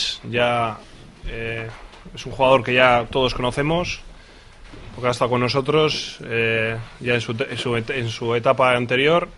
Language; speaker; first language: Spanish; native; Spanish